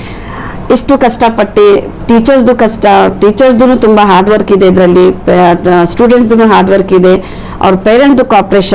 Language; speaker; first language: Kannada; non-native, local second language; Urdu